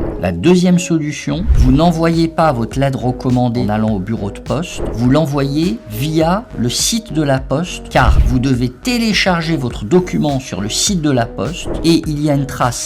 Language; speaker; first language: French; native; French